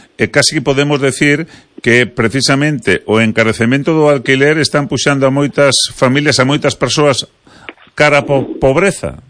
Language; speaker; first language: Galician; non-native, local second language; Spanish